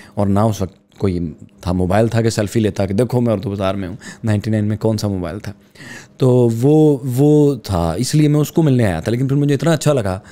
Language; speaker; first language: Urdu; non-native, local second language; Punjabi